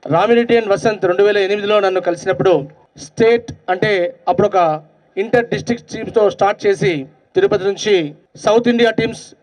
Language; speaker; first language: Telugu; native; Telugu